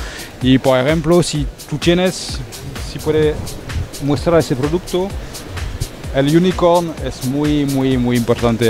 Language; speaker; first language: Spanish; non-native, fluent; French